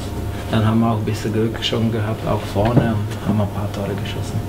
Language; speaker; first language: German; non-native, fluent; Czech